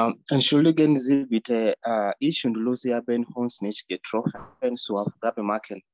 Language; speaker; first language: German; non-native, learner; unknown